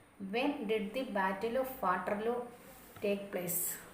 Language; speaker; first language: English; non-native, local second language; Malayalam